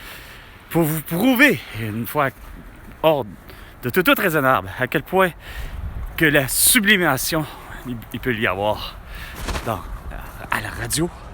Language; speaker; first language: French; native; French